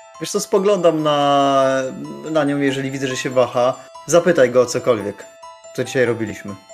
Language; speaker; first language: Polish; native; Polish